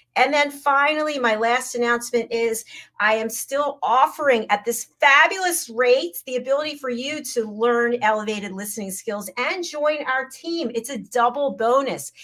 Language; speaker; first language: English; native; English